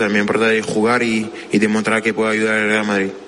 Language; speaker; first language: Spanish; non-native, fluent; French